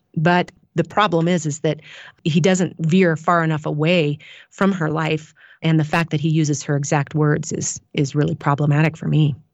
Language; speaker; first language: English; native; English